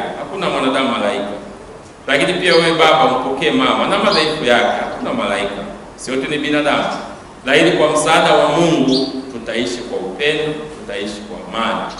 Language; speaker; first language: Swahili; native; Swahili